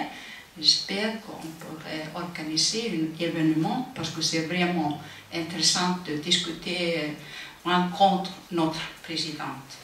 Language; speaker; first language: French; non-native, fluent; Icelandic